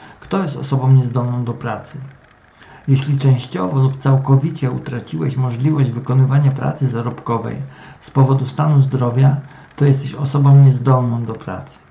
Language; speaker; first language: Polish; native; Polish